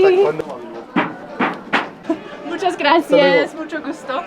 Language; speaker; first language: Spanish; non-native, learner; English